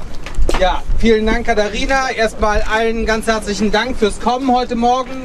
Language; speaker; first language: German; native; German